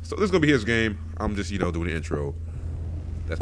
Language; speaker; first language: English; native; English